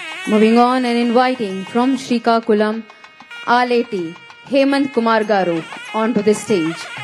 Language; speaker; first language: English; non-native, local second language; Telugu